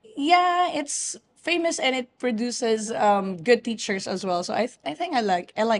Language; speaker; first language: English; non-native, fluent; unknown